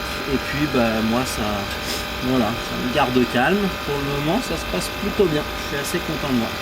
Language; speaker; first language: French; native; French